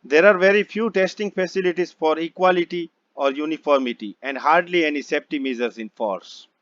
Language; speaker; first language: English; non-native, local second language; Gujarati